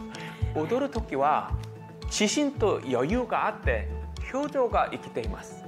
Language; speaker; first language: Japanese; non-native, learner; Korean